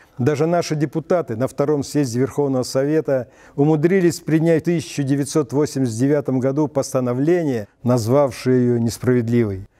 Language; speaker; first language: Russian; native; Russian